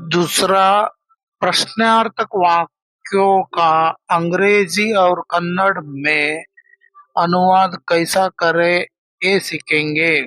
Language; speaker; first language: Hindi; non-native, local second language; Kannada